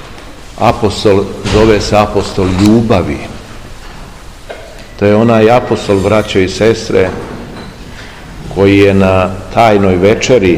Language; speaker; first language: Serbian; native; Serbian